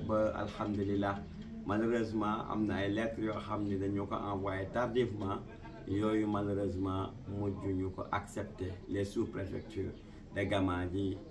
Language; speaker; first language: Wolof; non-native, local second language; Fula